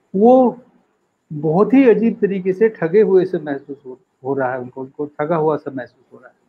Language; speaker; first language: Hindi; native; Hindi